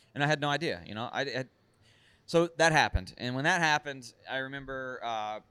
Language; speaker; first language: English; native; English